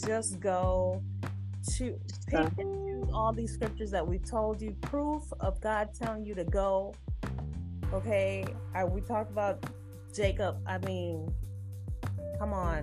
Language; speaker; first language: English; non-native, local second language; Jamaican Creole English